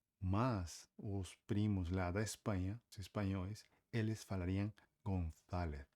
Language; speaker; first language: Portuguese; native; Portuguese